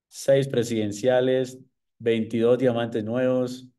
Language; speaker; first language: Spanish; native; Spanish